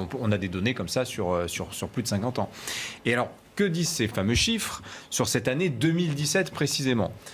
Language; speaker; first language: French; native; French